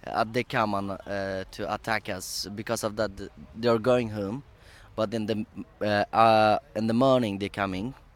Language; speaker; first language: English; non-native, learner; Persian